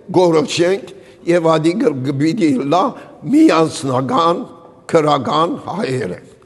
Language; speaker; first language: Armenian; early bilingual, heritage; Armenian